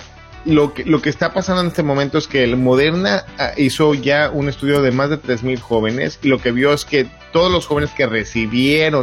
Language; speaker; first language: Spanish; native; Spanish